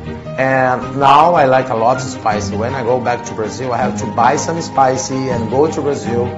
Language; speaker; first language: English; non-native, fluent; Portuguese